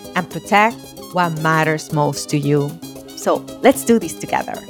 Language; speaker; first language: English; non-native, fluent; Spanish